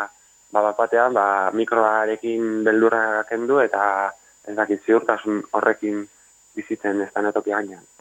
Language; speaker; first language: Basque; native; Basque